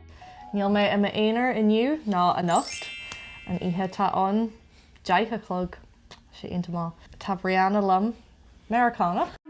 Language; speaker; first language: Irish; non-native, local second language; English